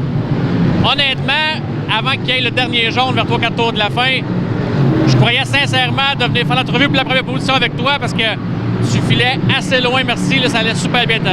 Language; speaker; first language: French; native; French